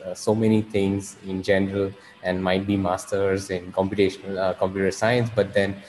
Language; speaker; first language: English; non-native, local second language; Hindi